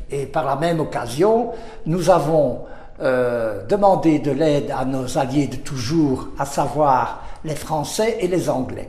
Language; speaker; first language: French; native; French